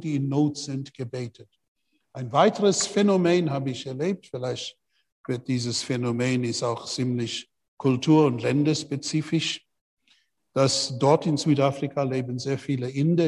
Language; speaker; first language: German; non-native, fluent; English